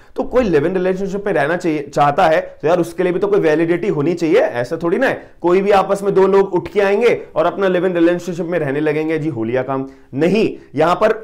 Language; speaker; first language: Hindi; native; Hindi